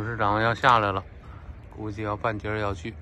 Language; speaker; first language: Chinese; native; Chinese